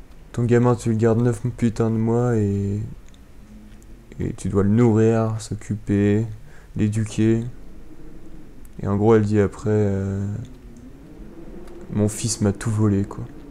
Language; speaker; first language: French; native; French